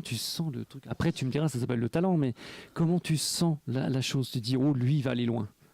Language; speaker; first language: French; native; French